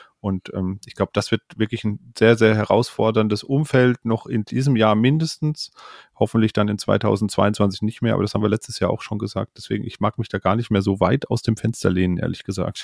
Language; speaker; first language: German; native; German